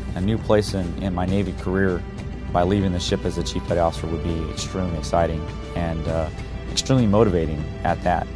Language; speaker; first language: English; native; English